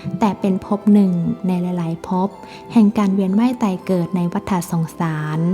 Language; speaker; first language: Thai; native; Thai